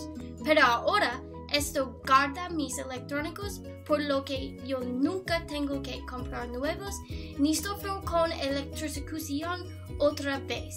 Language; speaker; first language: Spanish; non-native, learner; English